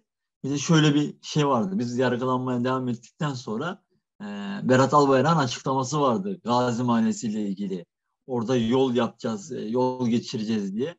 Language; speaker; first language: Turkish; native; Turkish